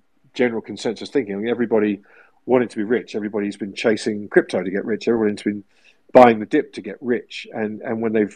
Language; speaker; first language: English; native; English